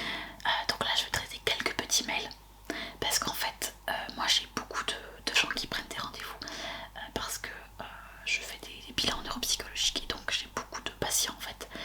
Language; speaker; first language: French; native; French